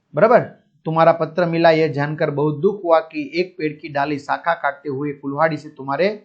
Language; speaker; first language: Hindi; non-native, local second language; Gujarati